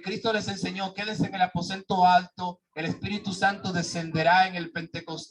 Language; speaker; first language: Spanish; native; Spanish